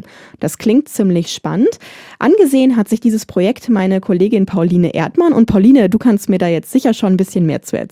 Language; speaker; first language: German; native; German